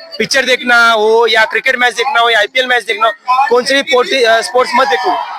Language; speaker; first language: Hindi; non-native, local second language; Tamil